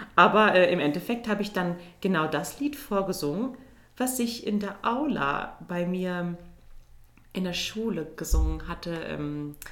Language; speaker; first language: German; native; German